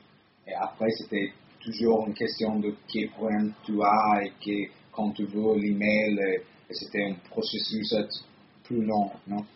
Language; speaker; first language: French; non-native, fluent; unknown